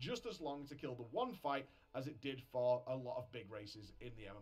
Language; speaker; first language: English; native; English